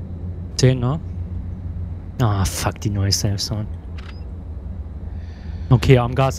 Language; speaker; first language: German; native; German